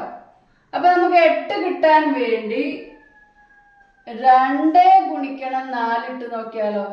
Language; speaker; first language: Malayalam; native; Malayalam